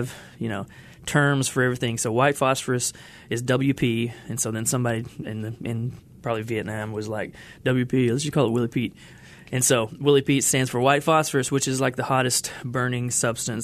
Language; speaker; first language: English; native; English